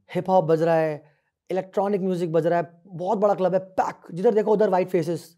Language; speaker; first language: Hindi; native; Hindi